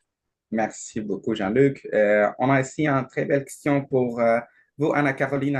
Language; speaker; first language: French; non-native, learner; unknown